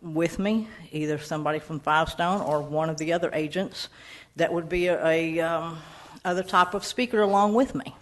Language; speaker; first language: English; native; English